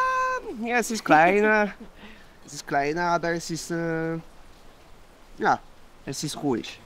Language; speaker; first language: German; non-native, learner; French